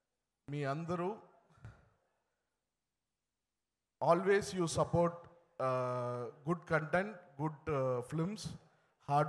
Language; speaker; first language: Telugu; non-native, learner; Tamil